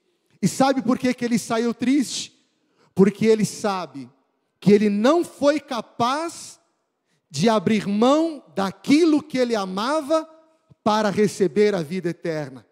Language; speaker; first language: Portuguese; native; Portuguese